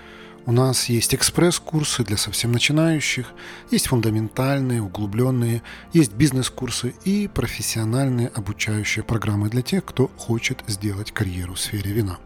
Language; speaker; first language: Russian; native; Russian